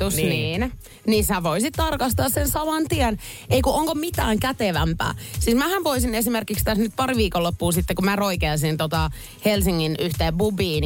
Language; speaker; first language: Finnish; native; Finnish